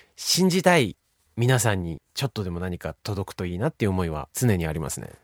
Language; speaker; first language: Japanese; native; Japanese